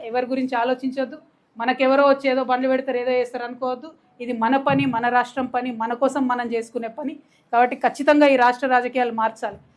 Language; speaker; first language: Telugu; native; Telugu